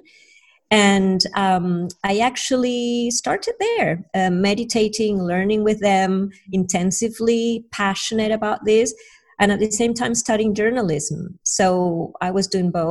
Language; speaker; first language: English; non-native, fluent; Spanish